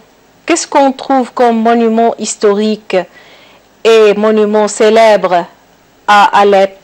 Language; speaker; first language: French; non-native, local second language; Arabic